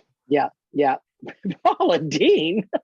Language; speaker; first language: English; native; English